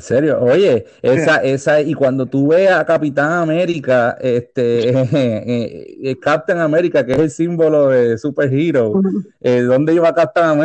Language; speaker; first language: Spanish; native; Spanish